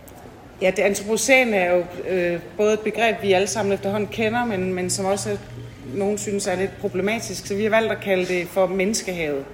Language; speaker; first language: Danish; native; Danish